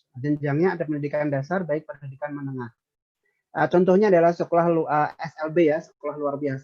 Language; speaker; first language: Indonesian; native; Indonesian